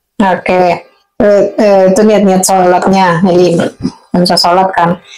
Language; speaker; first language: Indonesian; native; Indonesian